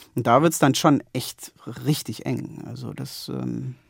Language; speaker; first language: German; native; German